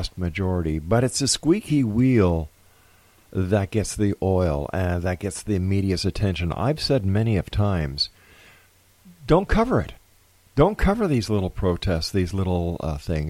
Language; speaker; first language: English; native; English